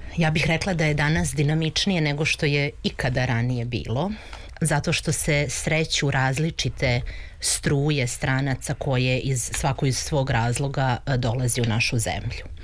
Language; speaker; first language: Serbian; native; Serbian